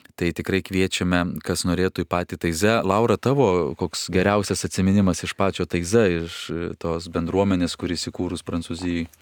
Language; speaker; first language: Lithuanian; native; Lithuanian